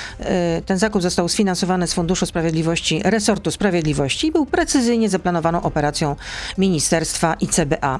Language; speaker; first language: Polish; native; Polish